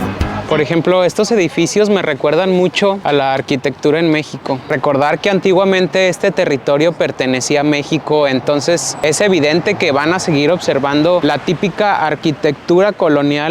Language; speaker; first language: Spanish; native; Spanish